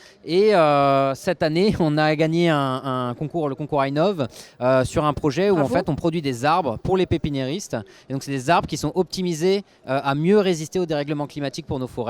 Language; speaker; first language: French; native; French